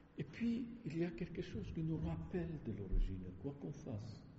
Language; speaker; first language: French; non-native, local second language; Arabic